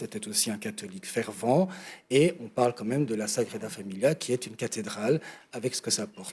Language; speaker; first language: French; native; French